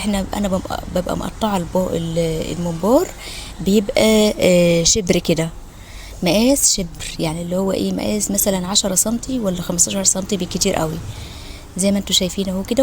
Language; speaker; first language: Arabic; native; Arabic